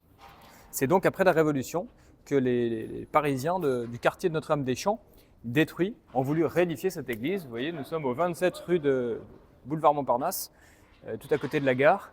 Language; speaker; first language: French; native; French